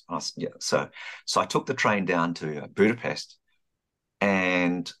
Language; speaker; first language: English; native; English